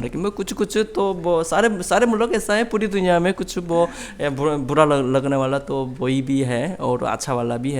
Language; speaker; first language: Urdu; non-native, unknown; Korean